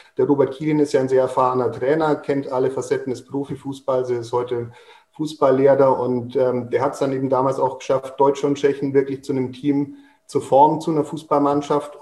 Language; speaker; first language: German; native; German